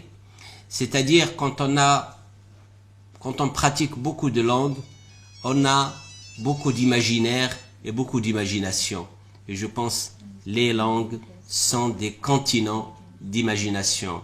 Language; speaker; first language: French; non-native, local second language; Arabic